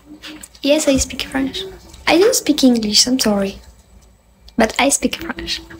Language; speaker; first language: English; non-native, learner; Spanish